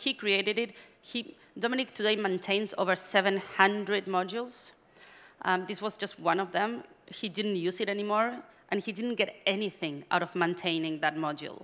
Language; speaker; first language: English; non-native, fluent; Spanish